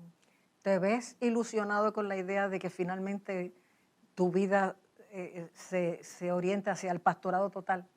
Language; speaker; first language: Spanish; native; Spanish